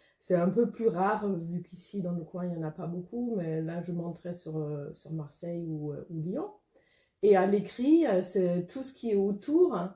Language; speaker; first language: French; non-native, fluent; German